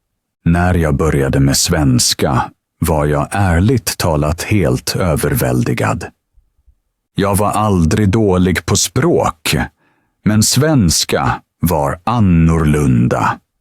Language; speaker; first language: Swedish; non-native, fluent; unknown